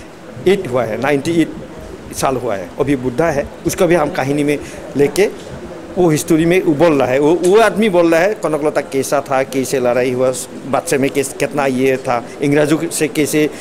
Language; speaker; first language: Hindi; non-native, local second language; Assamese